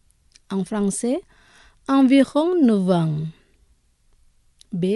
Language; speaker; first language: French; non-native, fluent; Indonesian